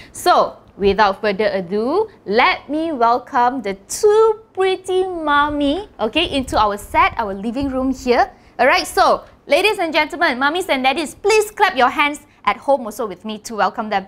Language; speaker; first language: English; non-native, local second language; Malay